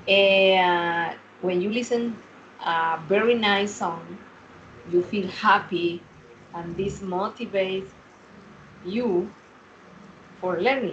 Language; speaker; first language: English; non-native, fluent; Spanish